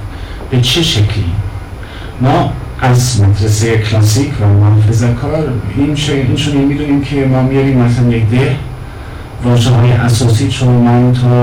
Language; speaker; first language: Persian; non-native, fluent; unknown